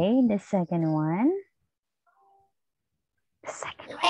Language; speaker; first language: English; non-native, fluent; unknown